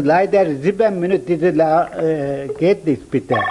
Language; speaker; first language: German; non-native, learner; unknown